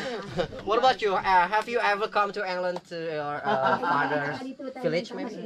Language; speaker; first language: English; non-native, learner; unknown